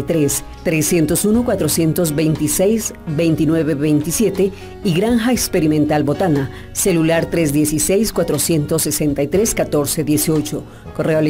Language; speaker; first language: Spanish; native; Spanish